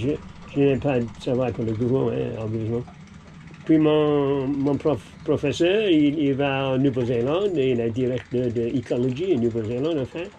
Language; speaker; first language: French; non-native, learner; English